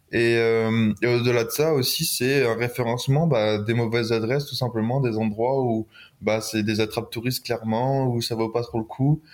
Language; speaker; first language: French; native; French